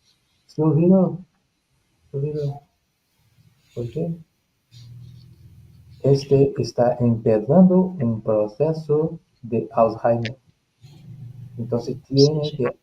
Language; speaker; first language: Spanish; non-native, learner; Portuguese